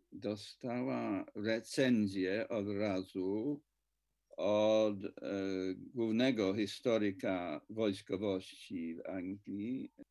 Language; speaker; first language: Polish; non-native, fluent; English